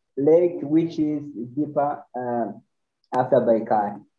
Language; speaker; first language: English; non-native, learner; Rundi